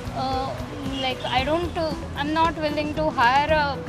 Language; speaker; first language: English; non-native, local second language; Gujarati